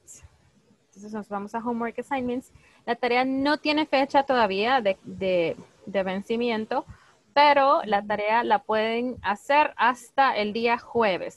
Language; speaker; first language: Spanish; native; Spanish